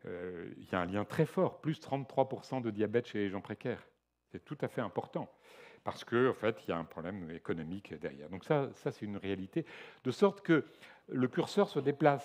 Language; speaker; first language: French; native; French